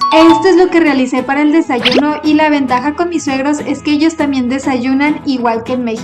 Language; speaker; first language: Spanish; native; Spanish